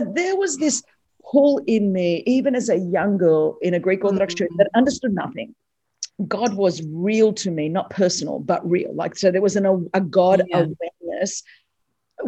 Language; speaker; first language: English; non-native, local second language; Greek